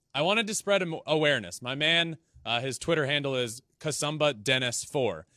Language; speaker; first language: English; native; English